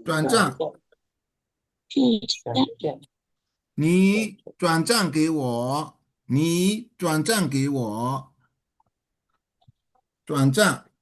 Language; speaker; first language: Chinese; non-native, fluent; Burmese